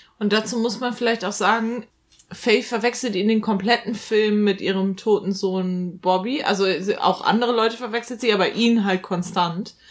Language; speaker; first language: German; native; German